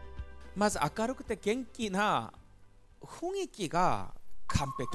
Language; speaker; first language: Japanese; non-native, fluent; Korean